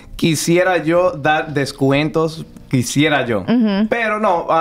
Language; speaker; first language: Spanish; early bilingual, heritage; Spanish